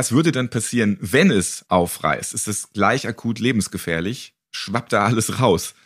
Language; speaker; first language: German; native; German